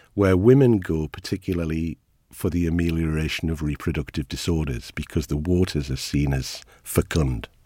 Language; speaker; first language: English; native; English